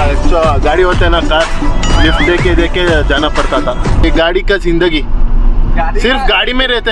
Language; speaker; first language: Hindi; non-native, local second language; Kannada